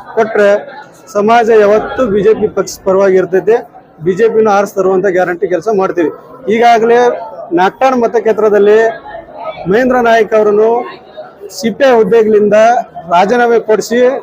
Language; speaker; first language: Kannada; non-native, local second language; Lambadi